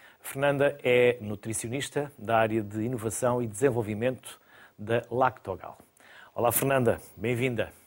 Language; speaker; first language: Portuguese; native; Portuguese